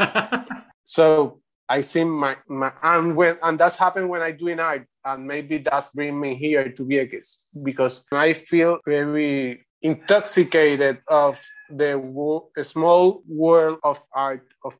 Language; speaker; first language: English; non-native, learner; Spanish